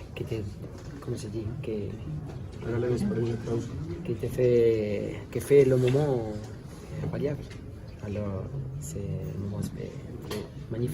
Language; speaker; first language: French; non-native, learner; Spanish